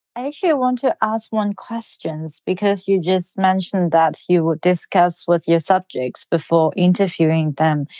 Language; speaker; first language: English; non-native, local second language; Cantonese